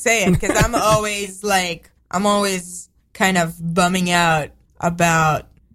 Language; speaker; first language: English; non-native, fluent; Hebrew